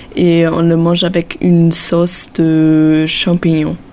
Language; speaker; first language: French; non-native, fluent; German